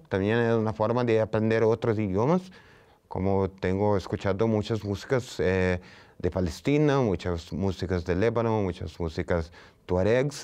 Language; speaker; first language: Spanish; non-native, fluent; Portuguese